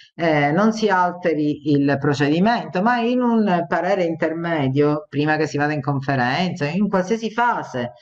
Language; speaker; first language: Italian; native; Italian